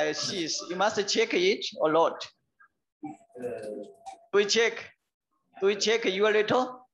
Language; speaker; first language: English; non-native, learner; Chinese